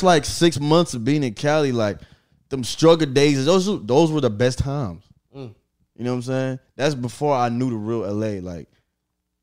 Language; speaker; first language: English; native; English